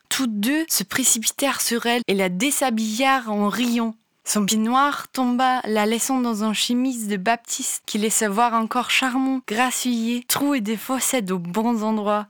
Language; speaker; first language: French; non-native, fluent; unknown